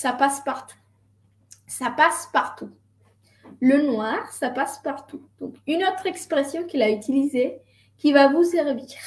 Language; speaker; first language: French; non-native, fluent; Spanish